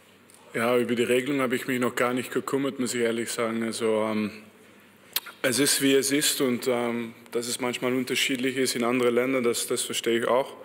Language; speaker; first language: German; non-native, fluent; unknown